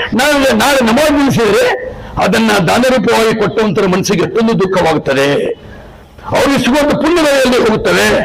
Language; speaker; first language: Kannada; non-native, local second language; Urdu